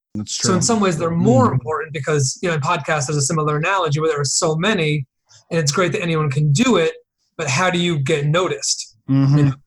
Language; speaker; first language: English; native; English